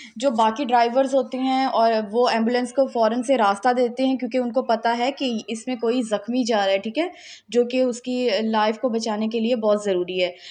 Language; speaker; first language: Urdu; non-native, local second language; Punjabi